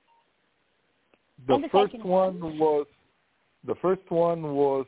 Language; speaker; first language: English; non-native, fluent; Italian